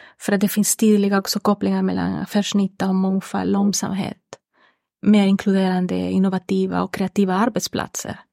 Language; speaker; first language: Swedish; non-native, fluent; Spanish